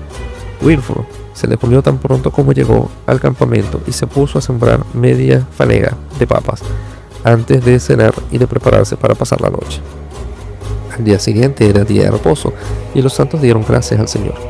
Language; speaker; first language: Spanish; native; Spanish